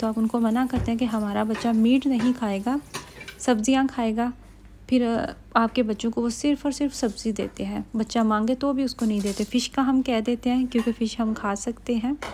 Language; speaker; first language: Urdu; native; Urdu